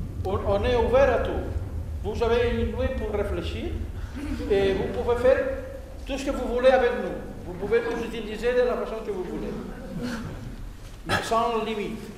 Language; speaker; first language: French; non-native, fluent; Catalan